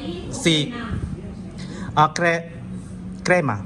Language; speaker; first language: Italian; non-native, learner; Iloko